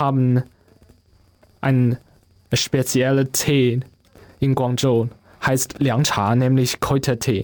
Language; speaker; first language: German; non-native, learner; Chinese